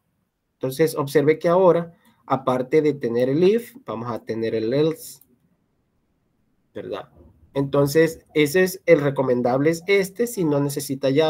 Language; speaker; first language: Spanish; native; Spanish